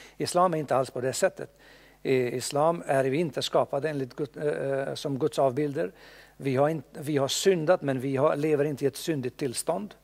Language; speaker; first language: Swedish; non-native, fluent; Bosnian